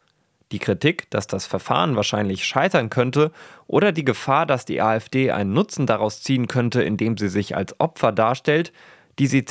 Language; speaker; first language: German; native; German